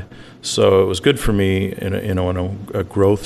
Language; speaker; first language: English; native; English